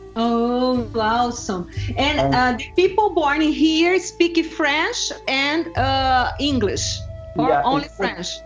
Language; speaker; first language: English; non-native, learner; Portuguese